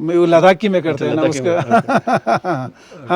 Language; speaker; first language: Hindi; non-native, local second language; Ladakhi